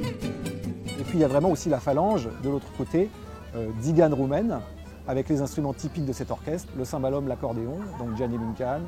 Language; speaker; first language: French; native; French